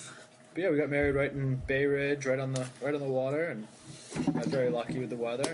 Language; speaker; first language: English; native; English